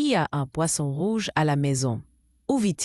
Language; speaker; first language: French; non-native, learner; Arabic